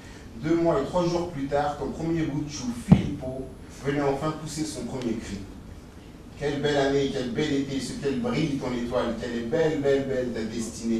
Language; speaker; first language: French; native; French